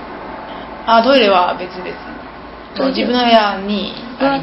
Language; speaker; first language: Japanese; non-native, learner; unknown